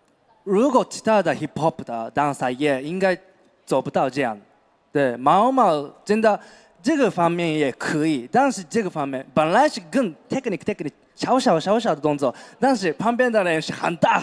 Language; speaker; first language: Chinese; non-native, learner; Japanese